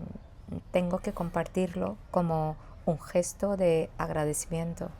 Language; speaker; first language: Spanish; non-native, fluent; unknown